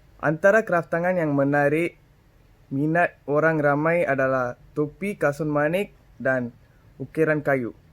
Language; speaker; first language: Malay; non-native, local second language; Tamil